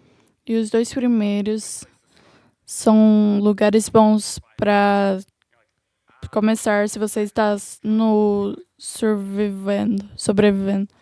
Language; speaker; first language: Portuguese; non-native, learner; English